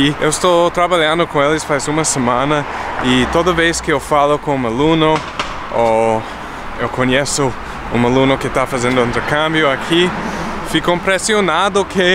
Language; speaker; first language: Portuguese; non-native, fluent; English